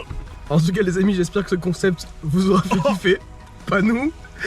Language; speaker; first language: French; native; French